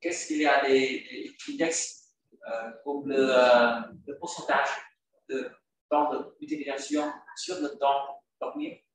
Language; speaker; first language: French; non-native, learner; Vietnamese